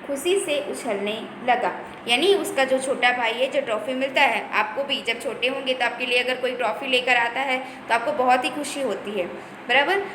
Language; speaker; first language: Hindi; non-native, local second language; Gujarati